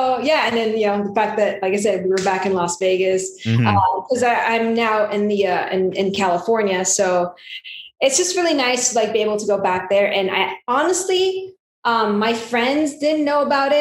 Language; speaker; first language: English; non-native, local second language; Filipino